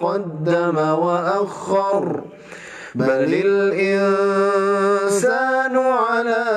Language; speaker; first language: Arabic; native; Arabic